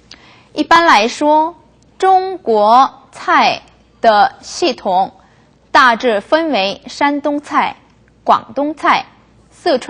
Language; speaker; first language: Chinese; non-native, fluent; Korean